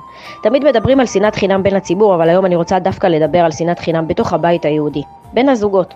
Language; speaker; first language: Hebrew; native; Hebrew